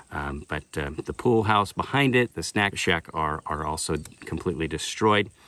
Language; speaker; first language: English; native; English